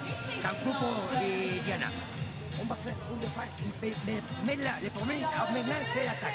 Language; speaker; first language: French; non-native, learner; Spanish